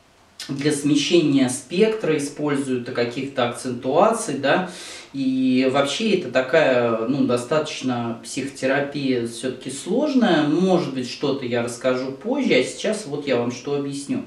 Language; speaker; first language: Russian; native; Russian